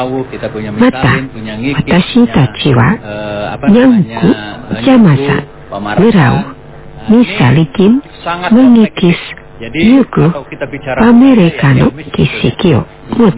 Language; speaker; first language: Japanese; non-native, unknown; Indonesian